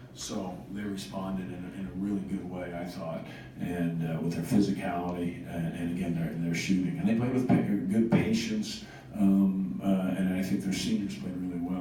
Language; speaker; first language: English; native; English